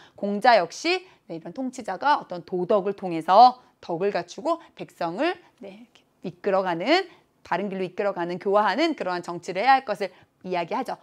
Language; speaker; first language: Korean; native; Korean